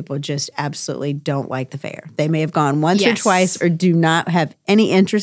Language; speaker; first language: English; native; English